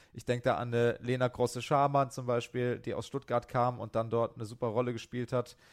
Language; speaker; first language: German; native; German